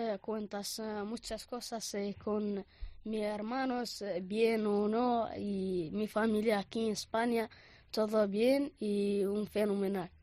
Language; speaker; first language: Spanish; non-native, learner; Arabic